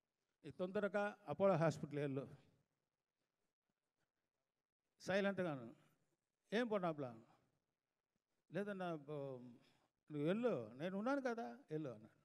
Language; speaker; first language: Telugu; non-native, fluent; Tamil